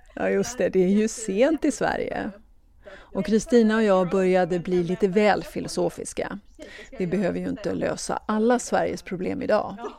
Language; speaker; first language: Swedish; native; Swedish